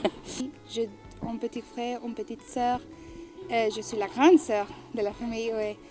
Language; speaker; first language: French; non-native, learner; Spanish